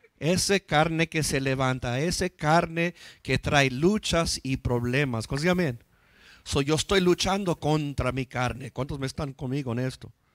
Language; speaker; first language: Spanish; non-native, fluent; English